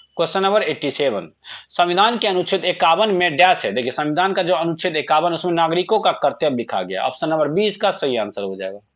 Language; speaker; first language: Hindi; native; Hindi